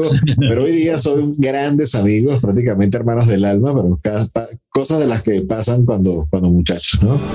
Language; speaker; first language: Spanish; native; Spanish